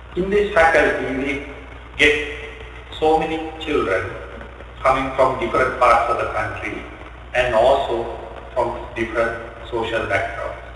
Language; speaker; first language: English; non-native, local second language; Sinhala